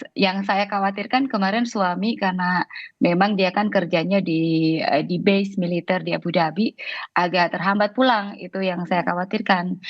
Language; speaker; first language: Indonesian; native; Indonesian